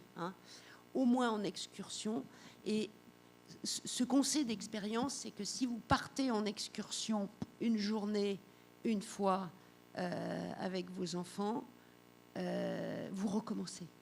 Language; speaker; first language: French; native; French